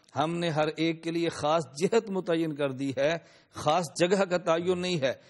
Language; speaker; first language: Urdu; non-native, local second language; Punjabi